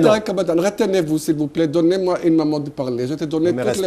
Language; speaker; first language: French; non-native, fluent; Hebrew